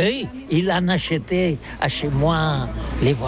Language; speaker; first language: French; non-native, learner; Catalan